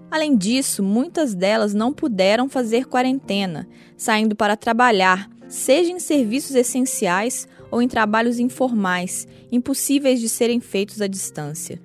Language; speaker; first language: Portuguese; native; Portuguese